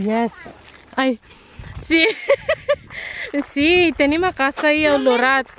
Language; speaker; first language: Catalan; non-native, learner; Filipino